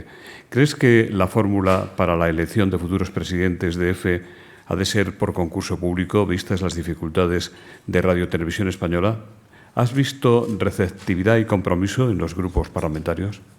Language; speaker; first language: Spanish; native; Spanish